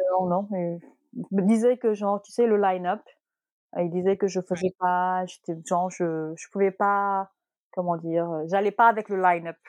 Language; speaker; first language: French; non-native, local second language; Wolof